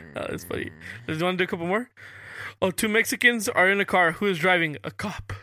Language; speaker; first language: English; early bilingual, other home language; Spanish